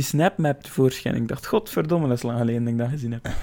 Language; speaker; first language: Dutch; native; Dutch